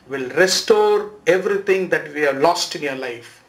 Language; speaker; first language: English; non-native, local second language; Tamil